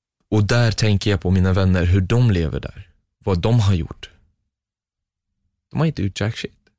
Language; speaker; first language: Swedish; non-native, fluent; Arabic